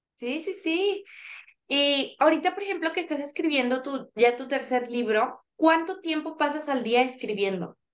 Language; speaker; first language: Spanish; native; Spanish